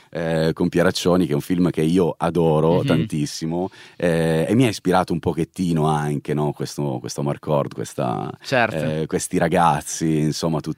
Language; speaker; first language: Italian; native; Italian